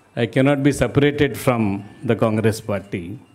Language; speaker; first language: English; non-native, local second language; Telugu